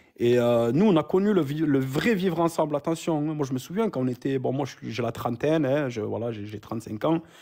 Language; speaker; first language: French; early bilingual, other home language; Arabic